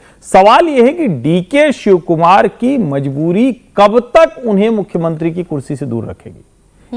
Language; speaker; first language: Hindi; native; Hindi